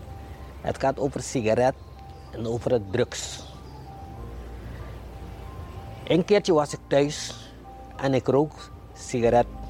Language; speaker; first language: Dutch; non-native, local second language; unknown